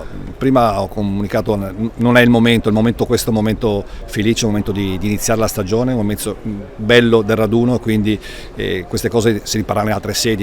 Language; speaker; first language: Italian; native; Italian